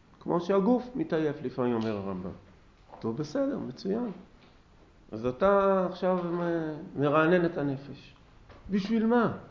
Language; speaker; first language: Hebrew; native; Hebrew